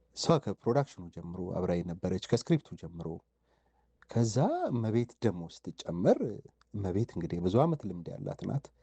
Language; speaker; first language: Amharic; native; Amharic